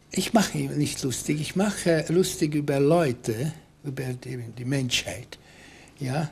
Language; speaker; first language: German; non-native, fluent; Hungarian